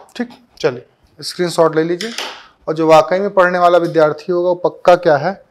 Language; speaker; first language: Hindi; native; Hindi